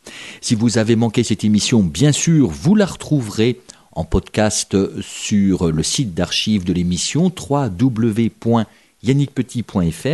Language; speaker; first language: French; native; French